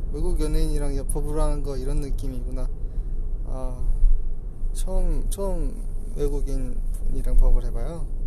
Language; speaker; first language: Korean; non-native, fluent; Spanish